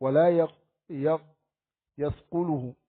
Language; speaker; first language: Arabic; non-native, fluent; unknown